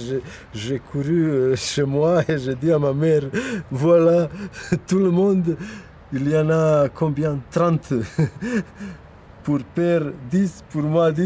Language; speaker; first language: French; non-native, fluent; Bosnian